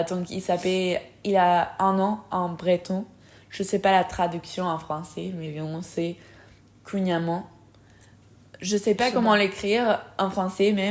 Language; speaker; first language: French; non-native, fluent; Spanish